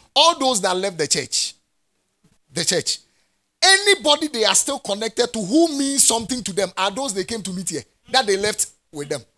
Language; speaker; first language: English; non-native, local second language; Akan